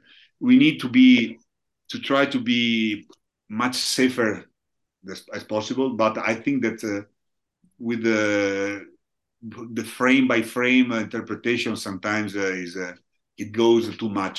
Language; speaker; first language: English; non-native, fluent; Italian